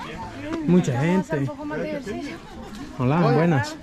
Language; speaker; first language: Spanish; non-native, learner; English